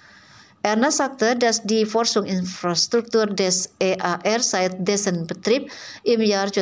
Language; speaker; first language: German; non-native, fluent; Indonesian